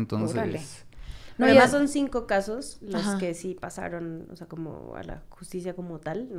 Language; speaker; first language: Spanish; native; Spanish